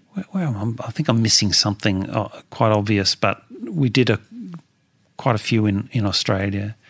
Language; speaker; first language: English; native; English